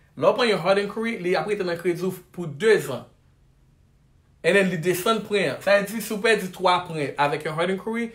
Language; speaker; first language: English; non-native, fluent; Haitian Creole